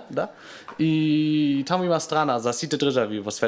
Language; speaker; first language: Macedonian; non-native, learner; German